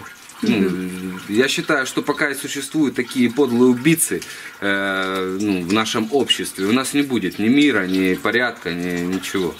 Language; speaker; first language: Russian; native; Russian